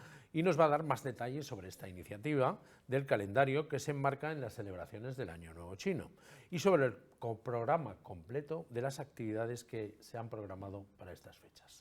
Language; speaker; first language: Spanish; native; Spanish